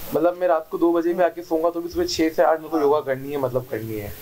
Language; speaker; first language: Hindi; native; Hindi